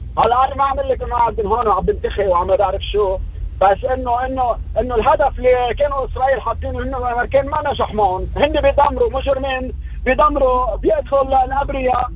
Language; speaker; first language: Arabic; native; Arabic